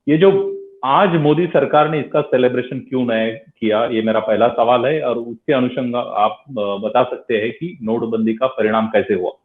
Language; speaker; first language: Hindi; non-native, local second language; Marathi